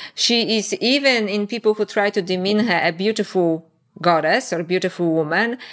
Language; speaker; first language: English; non-native, fluent; Polish